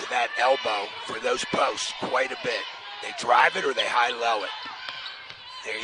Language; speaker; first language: English; native; English